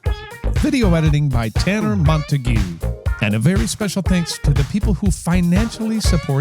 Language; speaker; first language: English; native; English